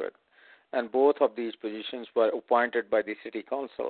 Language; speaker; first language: English; non-native, local second language; Punjabi